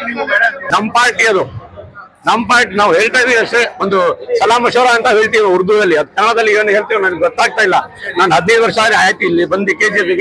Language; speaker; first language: Kannada; non-native, local second language; Urdu